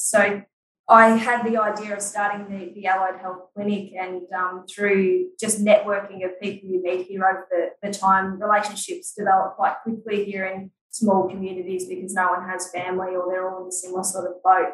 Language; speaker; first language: English; native; English